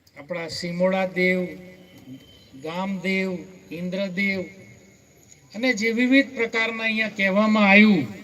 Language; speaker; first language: Gujarati; native; Gujarati